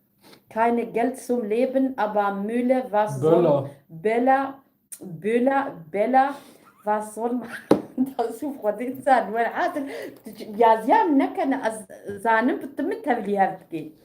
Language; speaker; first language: German; non-native, learner; Kurdish